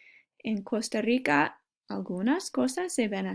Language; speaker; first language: Spanish; non-native, fluent; English